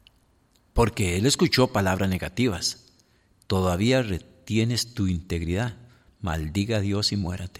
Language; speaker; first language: Spanish; native; Spanish